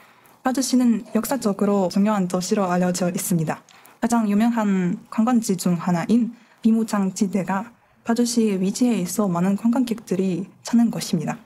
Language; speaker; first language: Korean; non-native, fluent; Kazakh